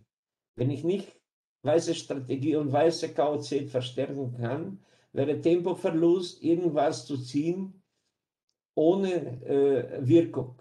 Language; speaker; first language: German; non-native, fluent; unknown